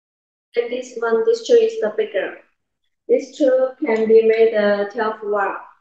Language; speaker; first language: English; non-native, learner; Chinese